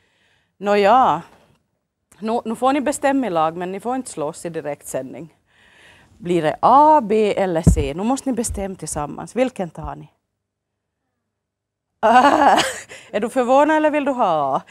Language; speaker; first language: Swedish; native; Swedish